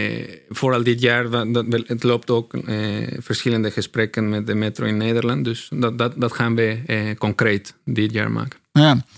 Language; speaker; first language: Dutch; non-native, fluent; Spanish